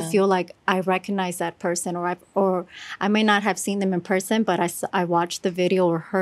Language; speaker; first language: English; native; English